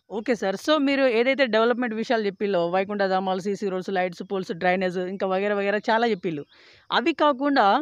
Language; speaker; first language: Telugu; native; Telugu